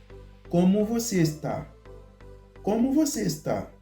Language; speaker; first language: Portuguese; non-native, learner; Haitian Creole